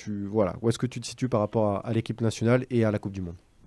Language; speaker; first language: French; native; French